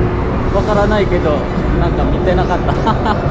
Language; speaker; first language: Japanese; non-native, learner; Indonesian